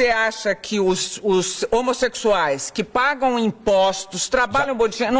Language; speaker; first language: Portuguese; native; Portuguese